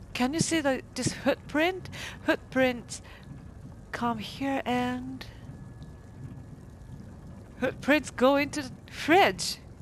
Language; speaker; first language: English; non-native, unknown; Japanese